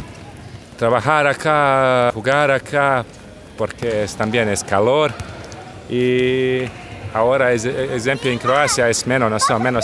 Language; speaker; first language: Spanish; non-native, learner; Croatian